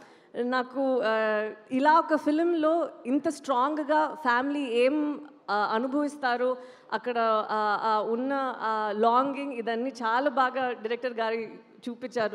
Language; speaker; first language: Telugu; non-native, local second language; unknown